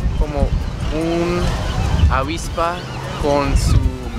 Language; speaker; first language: Spanish; early bilingual, heritage; English